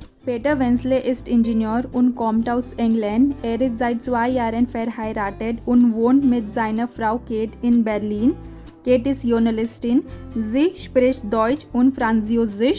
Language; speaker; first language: German; non-native, fluent; Hindi